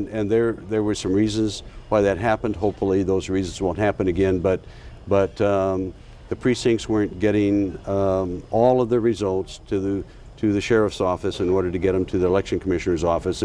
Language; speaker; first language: English; native; English